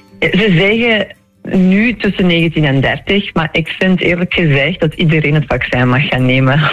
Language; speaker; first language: Dutch; early bilingual, other home language; Turkish